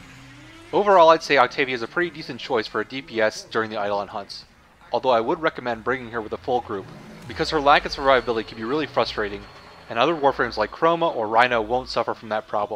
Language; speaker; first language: English; native; English